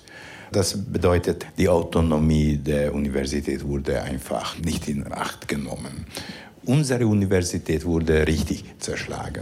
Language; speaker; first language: German; non-native, fluent; Hungarian